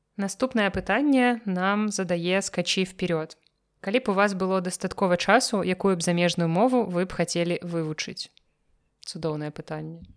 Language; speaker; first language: Belarusian; non-native, local second language; Russian